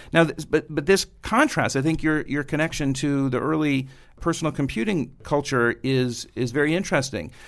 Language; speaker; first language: English; native; English